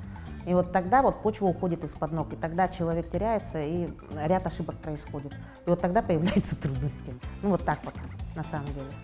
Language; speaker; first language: Russian; native; Russian